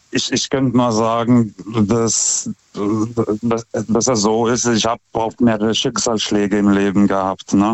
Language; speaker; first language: German; non-native, fluent; Lithuanian